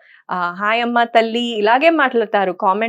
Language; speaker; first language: Telugu; non-native, fluent; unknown